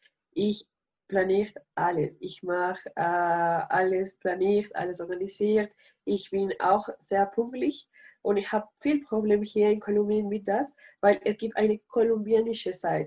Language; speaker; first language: German; non-native, learner; Spanish